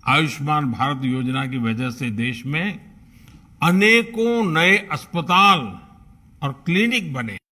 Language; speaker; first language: Hindi; non-native, local second language; Gujarati